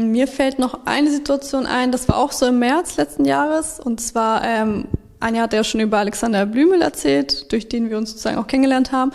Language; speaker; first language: German; early bilingual, other home language; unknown